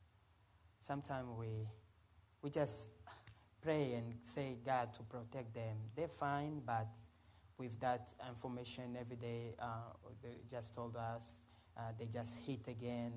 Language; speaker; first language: English; non-native, fluent; Swahili